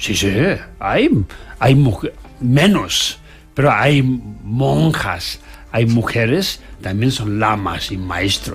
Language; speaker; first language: Spanish; non-native, learner; Tibetan